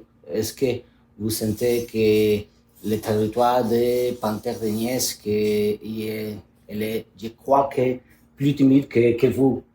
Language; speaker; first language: French; non-native, learner; Spanish